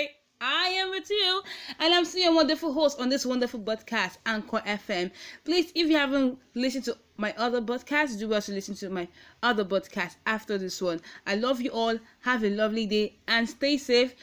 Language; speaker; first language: English; non-native, local second language; Igbo